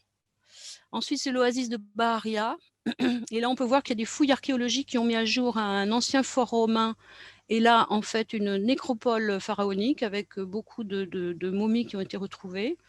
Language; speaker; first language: French; native; French